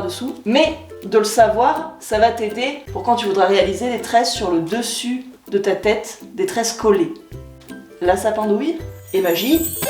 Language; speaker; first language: French; native; French